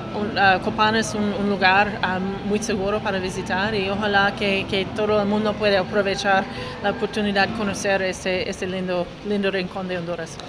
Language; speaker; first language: Spanish; non-native, fluent; English